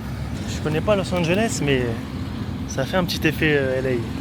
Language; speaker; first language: French; native; French